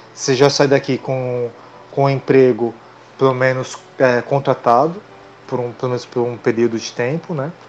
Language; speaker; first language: Portuguese; native; Portuguese